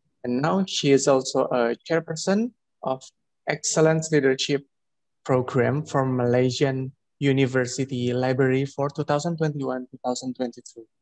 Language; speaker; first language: English; non-native, fluent; Indonesian